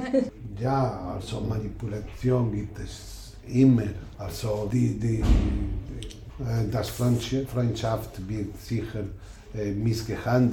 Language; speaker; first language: German; non-native, learner; Spanish